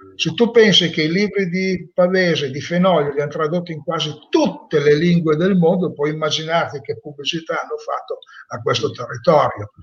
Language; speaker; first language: Italian; native; Italian